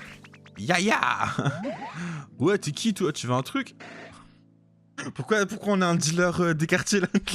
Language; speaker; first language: French; native; French